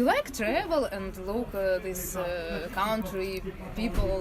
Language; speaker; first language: English; non-native, learner; Russian